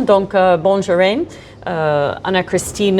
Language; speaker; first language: French; non-native, fluent; English